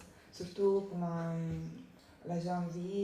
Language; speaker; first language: French; non-native, learner; Italian